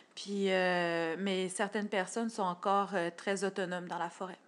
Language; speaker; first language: French; native; French